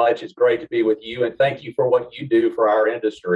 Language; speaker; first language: English; native; English